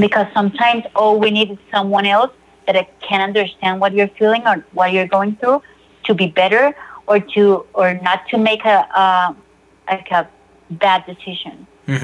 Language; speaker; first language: English; non-native, fluent; Spanish